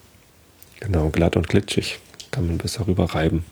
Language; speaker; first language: German; native; German